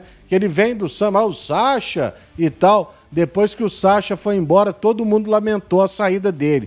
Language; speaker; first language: Portuguese; native; Portuguese